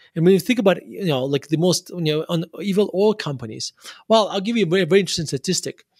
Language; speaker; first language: English; non-native, fluent; Russian